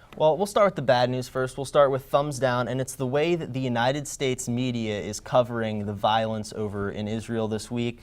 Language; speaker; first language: English; native; English